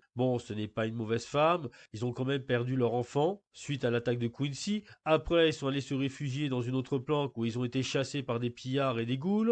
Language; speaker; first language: French; native; French